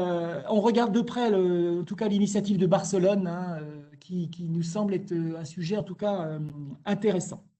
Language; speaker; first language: French; native; French